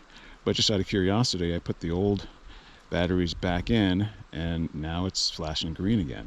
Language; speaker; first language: English; native; English